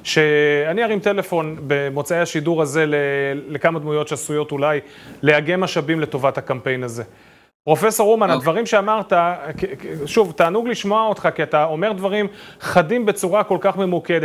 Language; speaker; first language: Hebrew; native; Hebrew